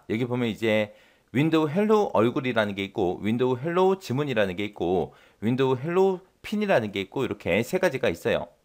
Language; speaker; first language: Korean; native; Korean